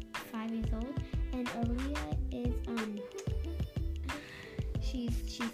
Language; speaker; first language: English; native; English